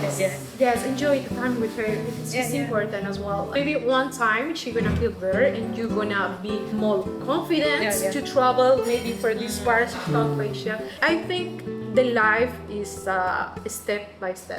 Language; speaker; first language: English; non-native, fluent; Spanish